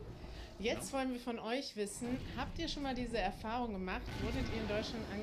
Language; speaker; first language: German; native; German